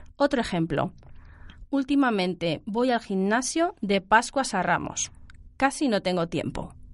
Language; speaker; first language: Spanish; native; Spanish